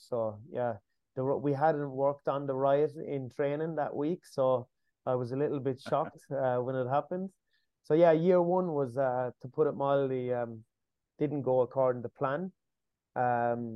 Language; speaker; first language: English; native; English